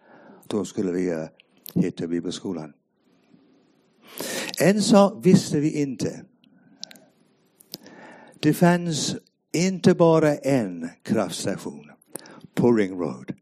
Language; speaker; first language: Swedish; non-native, fluent; English